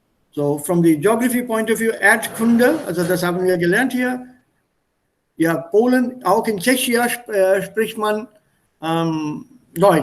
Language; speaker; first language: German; non-native, fluent; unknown